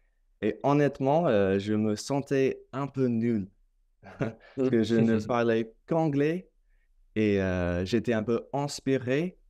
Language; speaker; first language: French; non-native, fluent; English